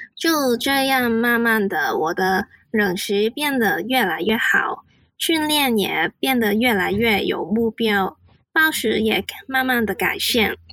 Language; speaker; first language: Chinese; non-native, local second language; Cantonese